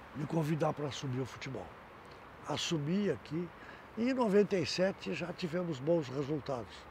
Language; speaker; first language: Portuguese; native; Portuguese